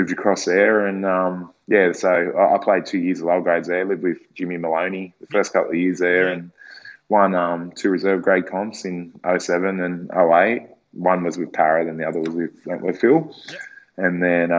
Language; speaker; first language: English; native; English